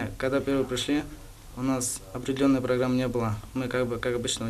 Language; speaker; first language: Russian; non-native, local second language; Karachay-Balkar